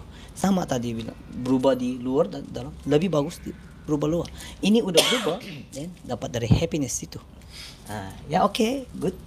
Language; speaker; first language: Indonesian; non-native, learner; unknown